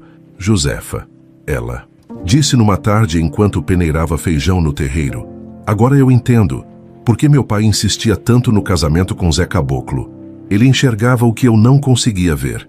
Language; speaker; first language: Portuguese; native; Portuguese